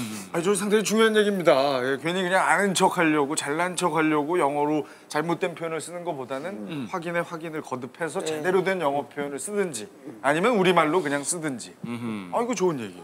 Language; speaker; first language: Korean; native; Korean